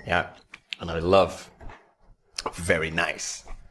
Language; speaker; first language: English; non-native, fluent; Indonesian